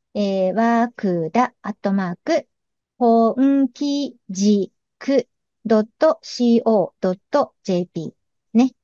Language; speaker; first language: Japanese; native; Japanese